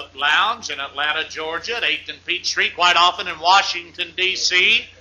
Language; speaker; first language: English; native; English